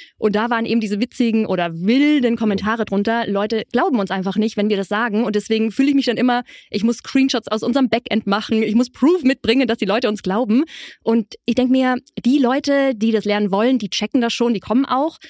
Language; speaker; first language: German; native; German